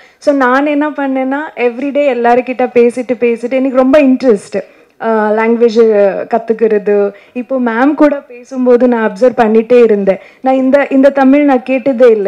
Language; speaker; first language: Tamil; non-native, learner; Kannada